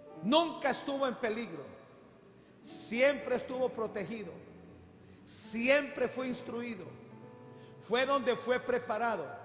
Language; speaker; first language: Spanish; native; Spanish